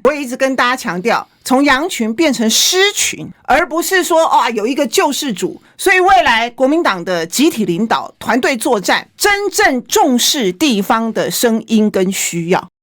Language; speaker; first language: Chinese; native; Chinese